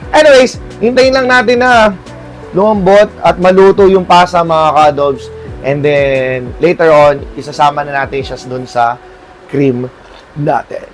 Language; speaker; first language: Filipino; native; Filipino